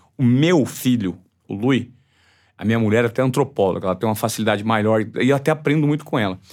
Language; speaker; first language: Portuguese; native; Portuguese